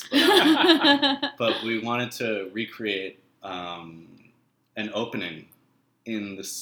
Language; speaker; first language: English; native; English